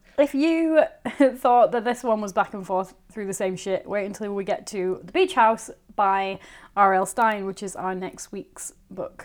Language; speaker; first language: English; native; English